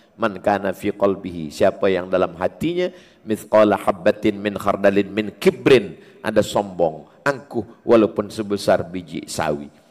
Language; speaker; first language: Malay; native; Malay